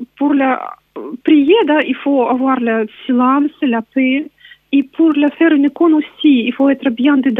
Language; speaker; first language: French; non-native, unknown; Russian